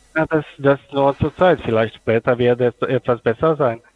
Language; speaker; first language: German; non-native, learner; Russian